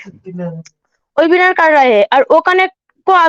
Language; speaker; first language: Hindi; non-native, learner; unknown